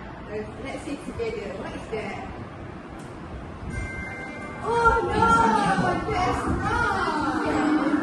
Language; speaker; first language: English; non-native, learner; Malay